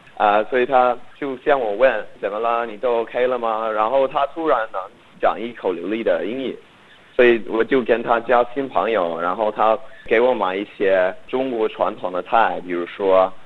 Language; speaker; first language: Chinese; non-native, learner; English